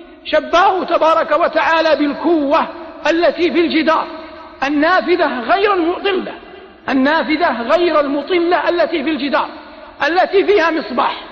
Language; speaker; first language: Arabic; native; Arabic